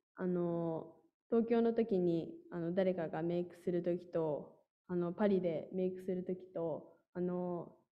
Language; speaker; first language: Japanese; native; Japanese